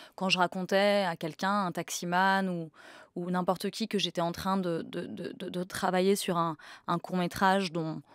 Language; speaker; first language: French; native; French